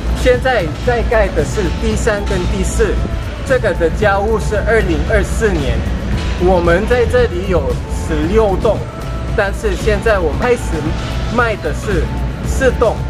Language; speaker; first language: Chinese; non-native, local second language; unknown